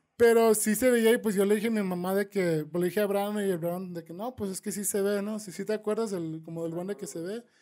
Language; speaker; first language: Spanish; native; Spanish